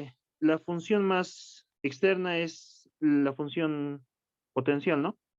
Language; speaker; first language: Spanish; native; Spanish